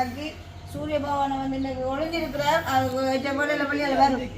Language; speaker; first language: Tamil; native; Tamil